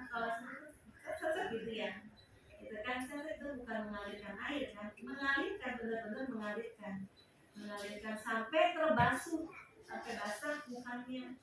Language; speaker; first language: Indonesian; non-native, local second language; Sundanese